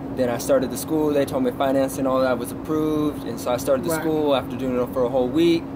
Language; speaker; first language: English; native; English